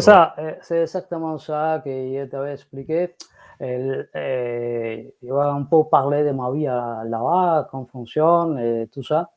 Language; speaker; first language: French; non-native, fluent; Spanish